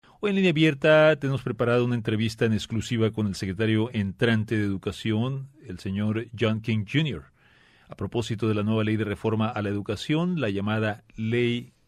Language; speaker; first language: Spanish; native; Spanish